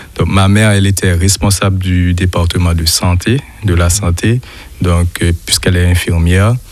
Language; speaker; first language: French; non-native, local second language; Haitian Creole